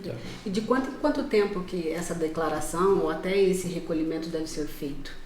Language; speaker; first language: Portuguese; native; Portuguese